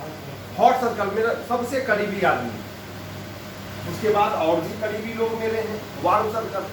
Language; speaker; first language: Hindi; native; Hindi